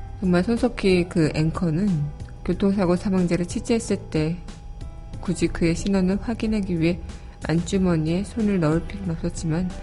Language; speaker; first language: Korean; native; Korean